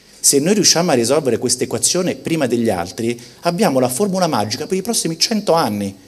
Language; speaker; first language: Italian; early bilingual, heritage; Italian